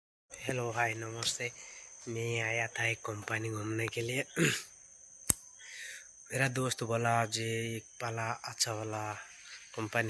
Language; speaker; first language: Hindi; non-native, local second language; Odia